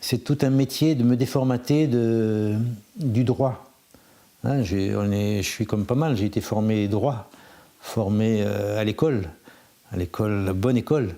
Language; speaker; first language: French; native; French